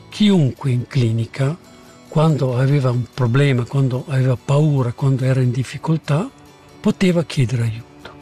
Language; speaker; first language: Italian; native; Italian